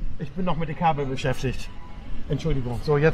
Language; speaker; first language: German; native; German